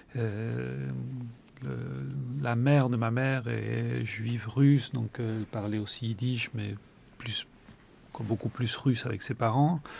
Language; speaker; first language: French; early bilingual, other home language; Spanish